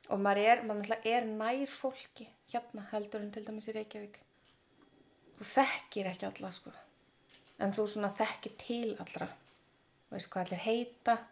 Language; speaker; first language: Icelandic; native; Icelandic